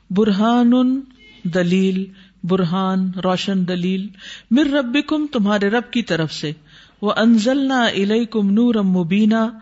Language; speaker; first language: Urdu; native; Urdu